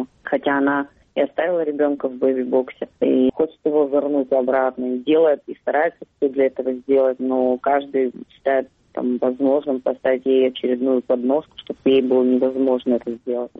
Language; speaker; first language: Russian; native; Russian